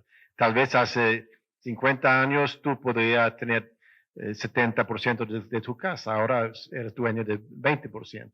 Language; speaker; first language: Spanish; non-native, fluent; Swedish